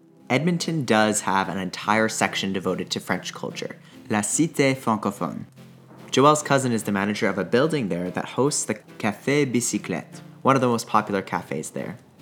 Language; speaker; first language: English; native; English